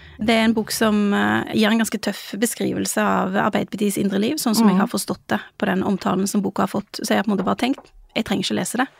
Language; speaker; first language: Norwegian; early bilingual, other home language; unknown